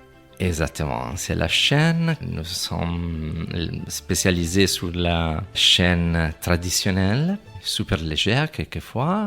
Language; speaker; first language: French; non-native, fluent; Italian